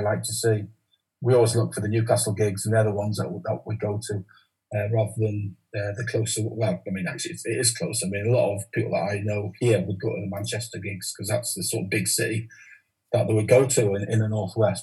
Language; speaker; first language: English; native; English